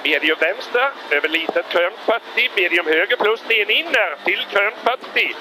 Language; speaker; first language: Swedish; native; Swedish